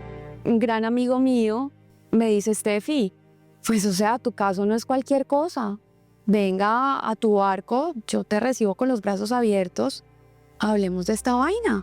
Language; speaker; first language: Spanish; native; Spanish